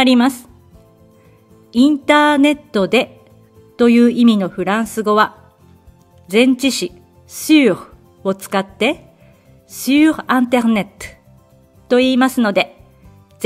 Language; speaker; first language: Japanese; native; Japanese